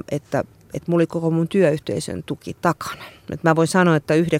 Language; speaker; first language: Finnish; native; Finnish